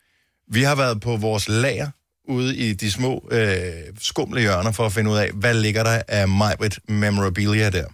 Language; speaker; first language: Danish; native; Danish